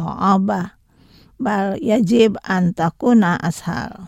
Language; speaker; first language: Arabic; non-native, fluent; Indonesian